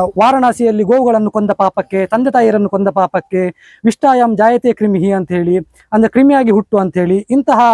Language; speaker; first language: Kannada; non-native, local second language; Konkani